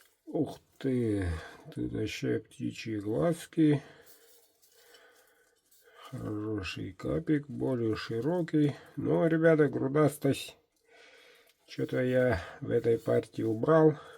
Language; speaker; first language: Russian; non-native, local second language; Yakut